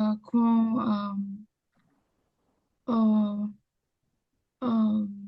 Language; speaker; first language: French; non-native, learner; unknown